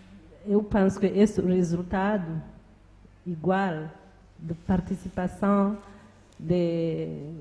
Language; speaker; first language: Portuguese; non-native, learner; Kinyarwanda